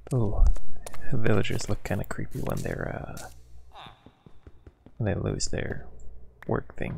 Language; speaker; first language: English; native; English